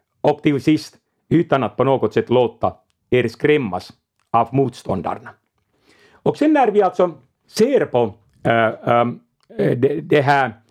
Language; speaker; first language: Swedish; non-native, local second language; Finnish